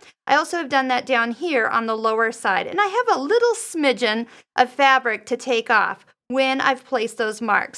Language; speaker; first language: English; native; English